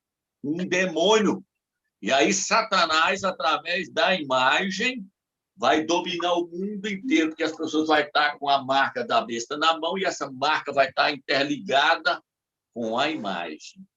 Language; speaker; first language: Portuguese; native; Portuguese